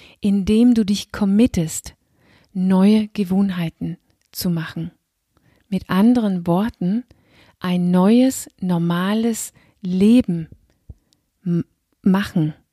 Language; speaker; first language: German; non-native, fluent; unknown